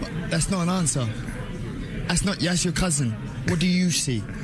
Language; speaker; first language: English; early bilingual, other home language; Spanish